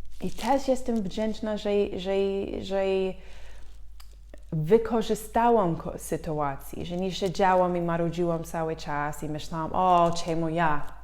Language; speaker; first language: Polish; non-native, fluent; English